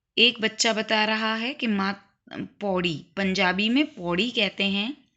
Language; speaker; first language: Hindi; native; Hindi